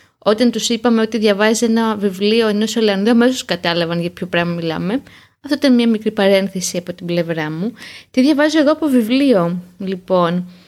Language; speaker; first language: Greek; native; Greek